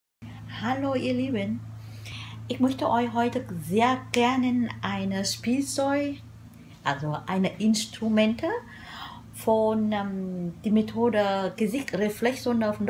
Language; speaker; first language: German; non-native, learner; Vietnamese